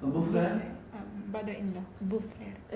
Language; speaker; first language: French; non-native, learner; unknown